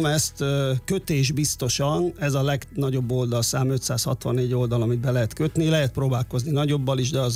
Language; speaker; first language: Hungarian; native; Hungarian